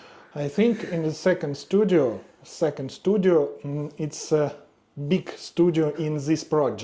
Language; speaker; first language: English; non-native, learner; Russian